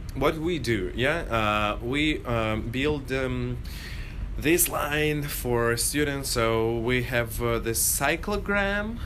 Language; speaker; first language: English; non-native, fluent; Russian